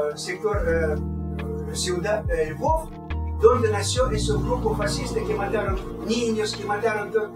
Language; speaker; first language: Spanish; non-native, fluent; Russian